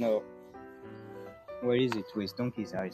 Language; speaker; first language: English; non-native, fluent; French